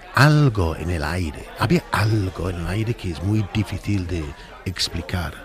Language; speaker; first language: Spanish; non-native, fluent; English